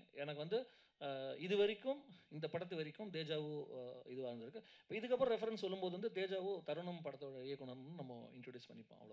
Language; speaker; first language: Tamil; native; Tamil